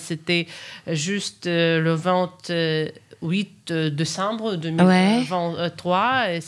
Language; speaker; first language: French; non-native, fluent; Ukrainian